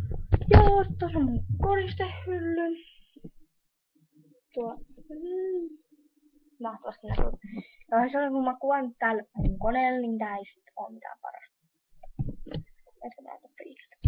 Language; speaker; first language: Finnish; native; Finnish